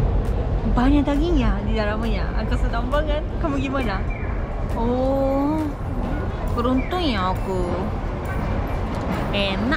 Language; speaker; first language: Indonesian; non-native, fluent; Japanese